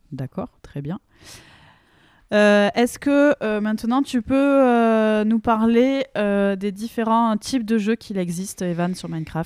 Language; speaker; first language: French; native; French